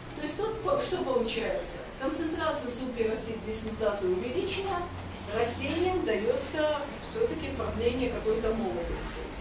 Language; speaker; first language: Russian; non-native, local second language; Georgian